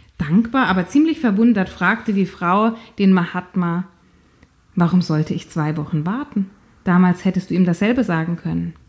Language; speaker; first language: German; native; German